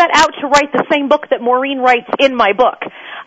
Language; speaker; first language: English; native; English